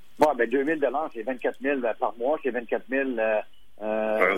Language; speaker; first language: French; native; French